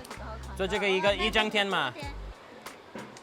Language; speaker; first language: Chinese; non-native, fluent; English